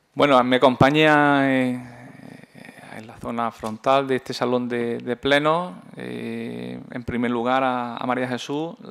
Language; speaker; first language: Spanish; native; Spanish